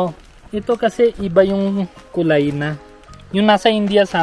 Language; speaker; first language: Filipino; non-native, learner; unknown